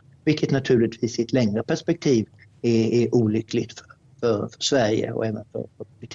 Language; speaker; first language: Swedish; native; Swedish